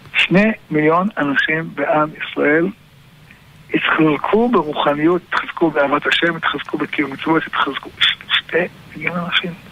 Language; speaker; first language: Hebrew; native; Hebrew